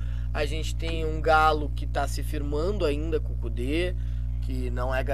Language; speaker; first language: Portuguese; native; Portuguese